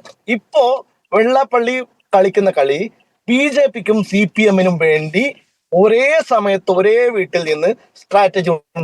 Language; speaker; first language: Malayalam; native; Malayalam